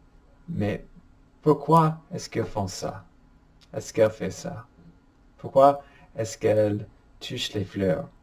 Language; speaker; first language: French; non-native, fluent; English